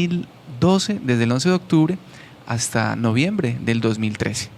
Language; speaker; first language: Spanish; native; Spanish